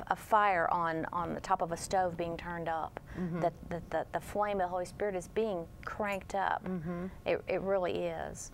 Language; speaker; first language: English; native; English